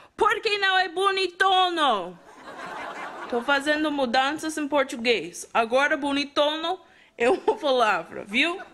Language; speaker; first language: Portuguese; non-native, fluent; English